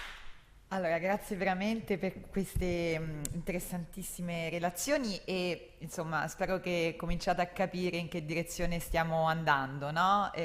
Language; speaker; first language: Italian; native; Italian